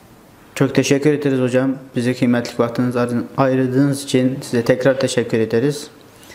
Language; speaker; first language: Turkish; non-native, fluent; Uyghur